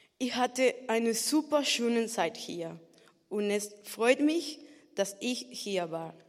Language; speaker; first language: German; non-native, learner; Spanish